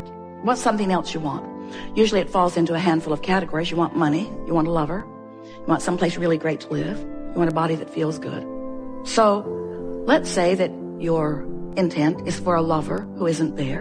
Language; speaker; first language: English; native; English